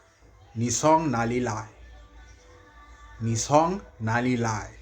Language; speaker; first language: Chinese; non-native, learner; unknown